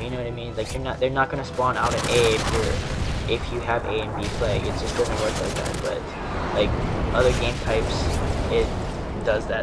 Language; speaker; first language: English; native; English